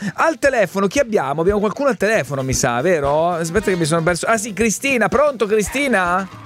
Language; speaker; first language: Italian; native; Italian